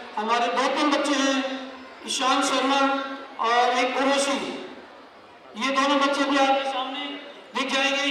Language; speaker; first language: Hindi; native; Hindi